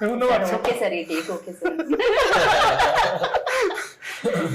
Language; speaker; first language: Telugu; native; Telugu